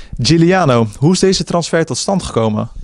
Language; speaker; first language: Dutch; native; Dutch